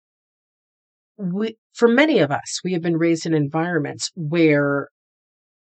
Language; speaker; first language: English; native; English